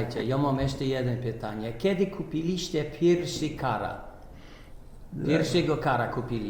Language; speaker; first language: Polish; early bilingual, heritage; Polish